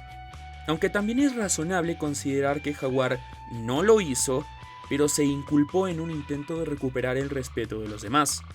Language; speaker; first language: Spanish; native; Spanish